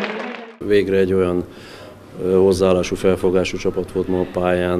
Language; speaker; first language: Hungarian; native; Hungarian